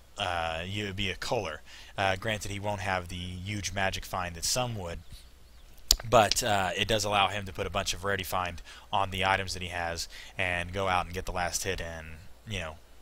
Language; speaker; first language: English; native; English